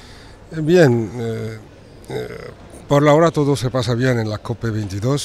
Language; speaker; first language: Spanish; non-native, fluent; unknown